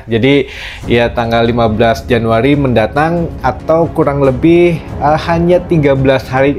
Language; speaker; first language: Indonesian; native; Indonesian